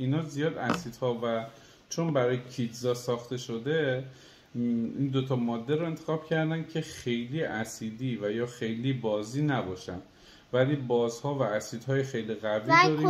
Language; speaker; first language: Persian; native; Persian